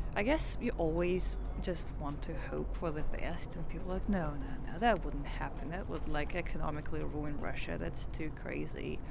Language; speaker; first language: English; non-native, fluent; Russian